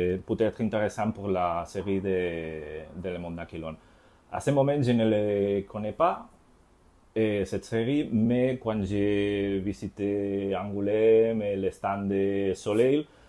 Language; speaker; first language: French; non-native, learner; Spanish